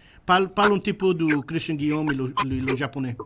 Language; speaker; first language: French; non-native, learner; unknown